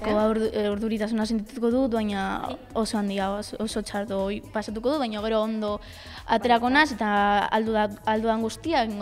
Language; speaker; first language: Basque; non-native, local second language; Spanish